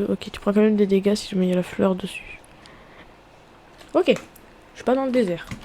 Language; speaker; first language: French; native; French